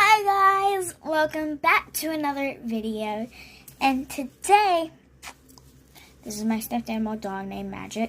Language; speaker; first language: English; native; English